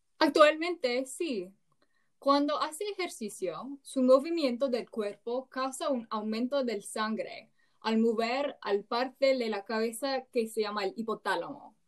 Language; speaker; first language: Spanish; non-native, learner; English